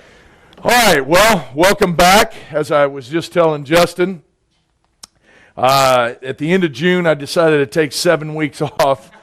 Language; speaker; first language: English; native; English